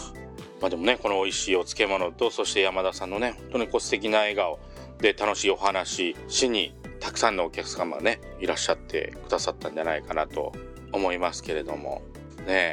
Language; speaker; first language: Japanese; native; Japanese